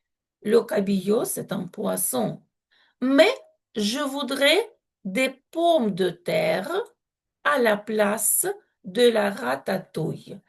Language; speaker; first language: French; non-native, fluent; Ukrainian